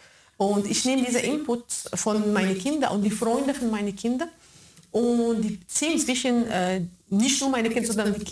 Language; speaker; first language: German; non-native, fluent; Arabic